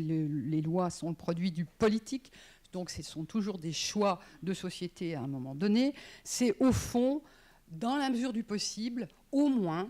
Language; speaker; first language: French; native; French